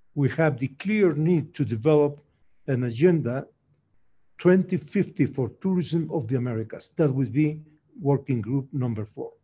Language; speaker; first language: English; non-native, fluent; Spanish